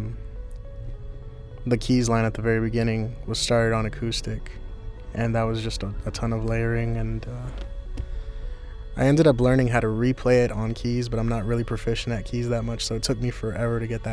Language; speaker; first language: English; native; English